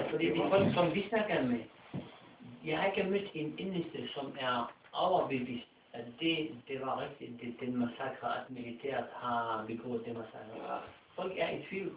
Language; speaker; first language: Danish; non-native, fluent; Arabic